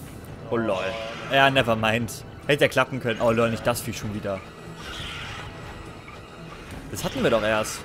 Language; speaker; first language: German; native; German